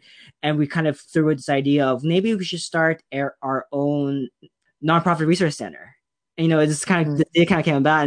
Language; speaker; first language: English; native; English